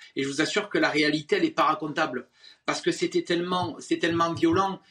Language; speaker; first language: French; native; French